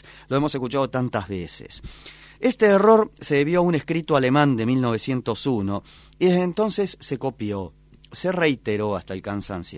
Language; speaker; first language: Spanish; native; Spanish